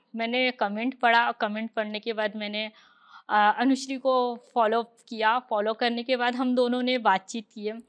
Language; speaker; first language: Hindi; native; Hindi